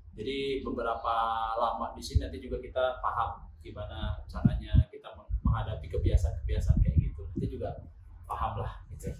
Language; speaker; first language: Indonesian; non-native, local second language; Sundanese